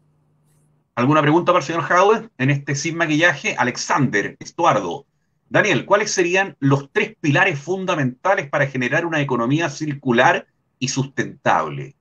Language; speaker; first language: Spanish; native; Spanish